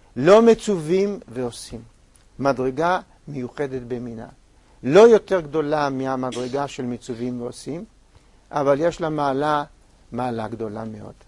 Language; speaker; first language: Hebrew; native; Hebrew